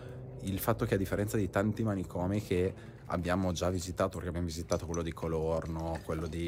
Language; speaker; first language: Italian; native; Italian